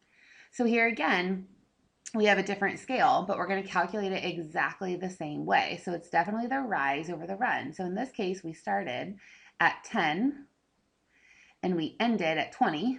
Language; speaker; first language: English; native; English